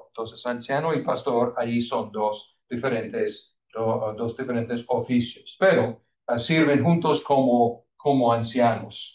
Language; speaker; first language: Spanish; non-native, fluent; English